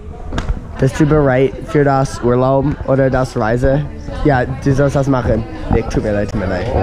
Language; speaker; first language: German; non-native, learner; English